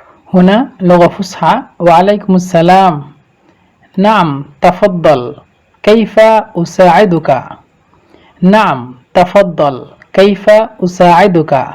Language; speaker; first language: Arabic; non-native, fluent; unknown